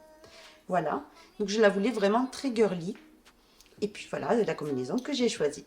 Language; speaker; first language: French; native; French